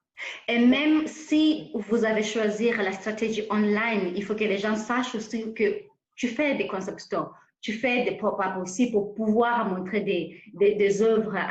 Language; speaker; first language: French; non-native, fluent; English